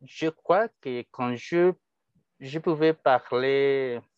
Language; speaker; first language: French; non-native, fluent; Spanish